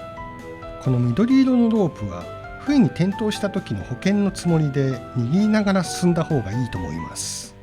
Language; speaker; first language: Japanese; native; Japanese